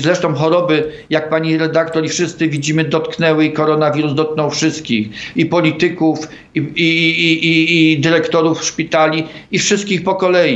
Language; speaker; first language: Polish; native; Polish